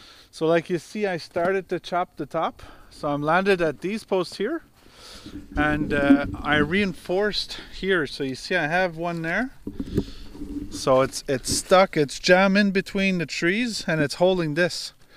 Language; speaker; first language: English; native; English